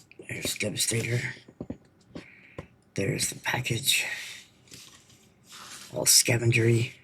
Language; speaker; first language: English; native; English